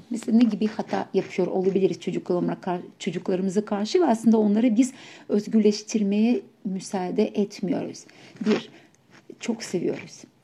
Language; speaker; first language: Turkish; non-native, fluent; Ukrainian